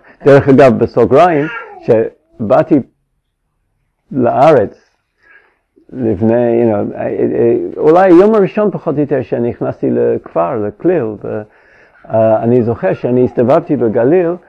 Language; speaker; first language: Hebrew; non-native, fluent; English